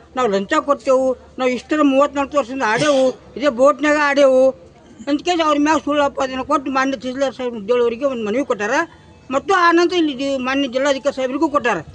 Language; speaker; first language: Kannada; native; Kannada